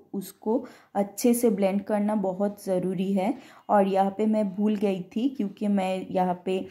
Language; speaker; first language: Hindi; non-native, local second language; Bangla